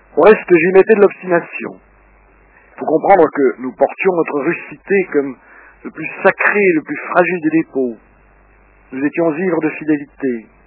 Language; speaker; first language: French; early bilingual, other home language; Russian